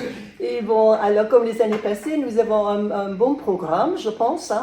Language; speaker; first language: French; non-native, learner; English